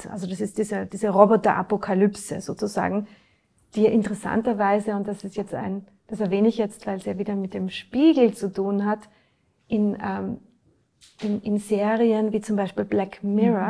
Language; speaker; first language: German; native; German